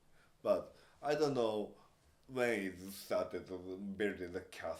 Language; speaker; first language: English; non-native, learner; Japanese